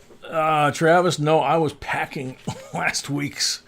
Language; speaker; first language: English; native; English